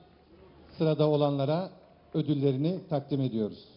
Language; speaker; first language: Turkish; native; Turkish